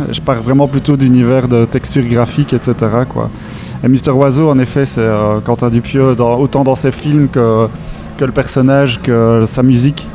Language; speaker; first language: French; native; French